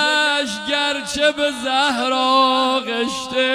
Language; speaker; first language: Persian; native; Persian